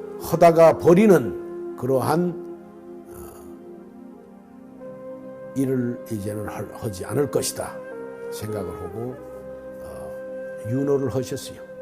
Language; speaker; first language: Korean; native; Korean